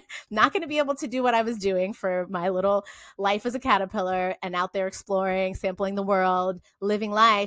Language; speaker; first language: English; native; English